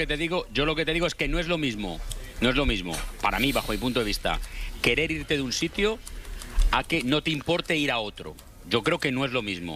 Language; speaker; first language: Spanish; native; Spanish